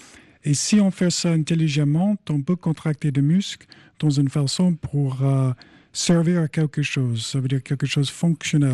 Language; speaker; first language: French; non-native, fluent; English